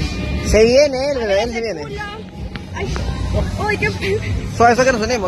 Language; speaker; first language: Spanish; native; Spanish